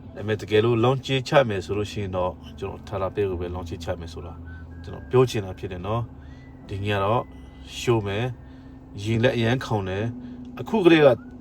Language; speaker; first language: Burmese; non-native, local second language; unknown